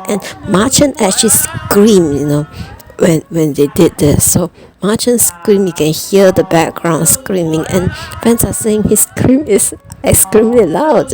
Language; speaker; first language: English; non-native, fluent; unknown